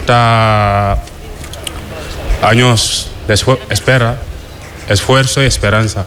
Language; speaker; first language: Spanish; non-native, fluent; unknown